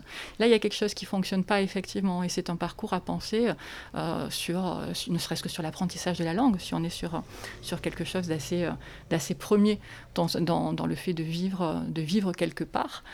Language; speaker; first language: French; native; French